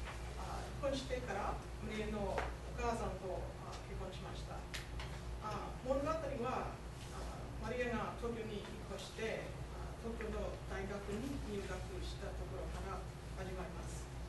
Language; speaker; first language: Japanese; non-native, learner; English